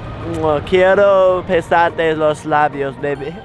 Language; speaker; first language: Spanish; non-native, learner; English